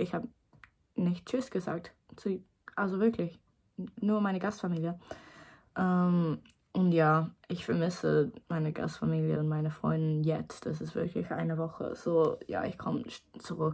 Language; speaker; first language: German; non-native, learner; Swedish